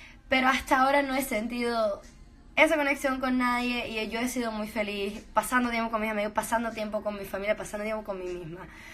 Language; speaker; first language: Spanish; early bilingual, heritage; Spanish